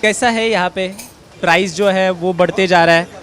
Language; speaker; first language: Hindi; non-native, local second language; Marathi